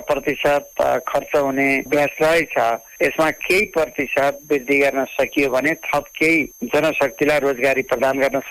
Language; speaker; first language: Nepali; native; Nepali